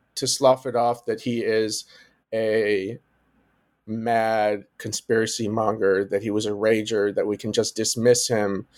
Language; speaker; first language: English; native; English